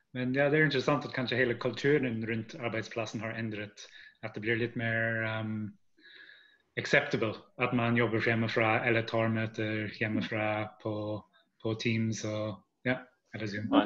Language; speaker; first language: Norwegian; non-native, fluent; English